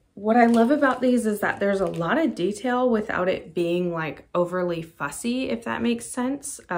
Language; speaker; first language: English; native; English